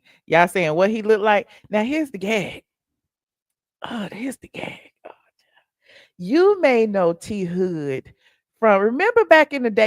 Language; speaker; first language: English; native; English